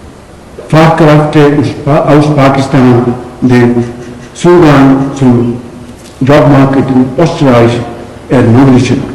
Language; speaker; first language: German; non-native, learner; Punjabi